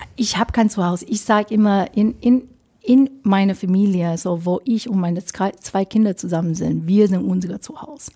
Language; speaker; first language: German; non-native, fluent; Chinese